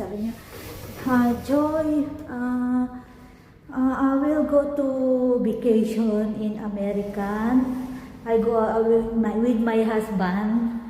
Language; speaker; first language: English; non-native, learner; Filipino